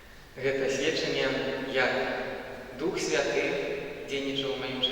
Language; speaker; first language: Belarusian; native; Belarusian